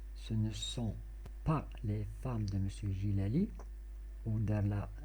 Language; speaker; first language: French; non-native, local second language; Arabic